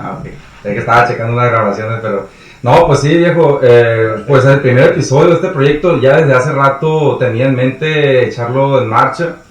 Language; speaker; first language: Spanish; native; Spanish